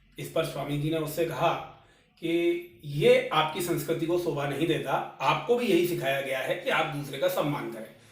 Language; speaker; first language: Hindi; native; Hindi